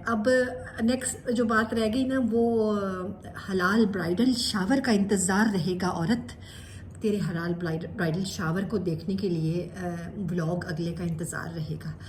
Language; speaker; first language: Urdu; native; Urdu